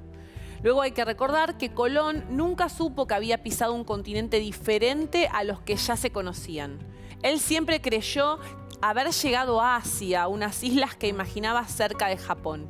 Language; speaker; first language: Spanish; native; Spanish